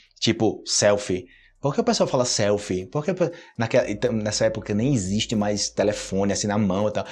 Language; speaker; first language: Portuguese; native; Portuguese